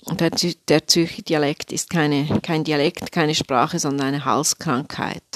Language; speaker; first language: German; native; German